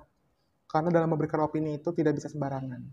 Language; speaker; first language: Indonesian; native; Indonesian